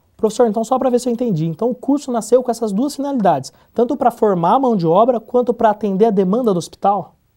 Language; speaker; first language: Portuguese; native; Portuguese